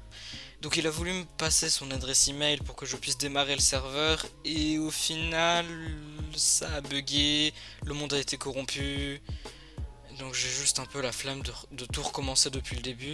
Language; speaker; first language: French; native; French